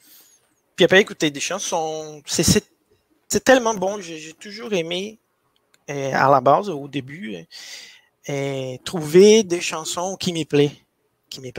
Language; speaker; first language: French; non-native, fluent; Portuguese